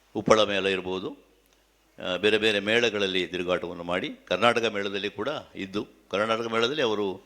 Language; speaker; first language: Kannada; native; Kannada